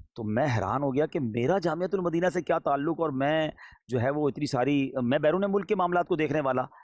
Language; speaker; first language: Urdu; native; Urdu